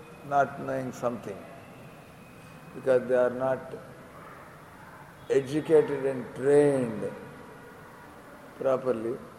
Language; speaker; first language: English; non-native, local second language; Telugu